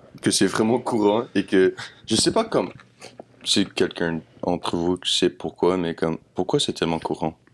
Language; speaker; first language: French; non-native, local second language; English